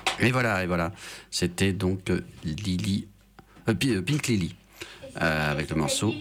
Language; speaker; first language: French; native; French